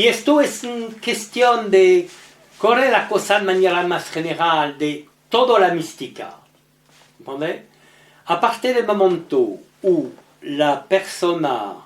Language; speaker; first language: Spanish; non-native, learner; French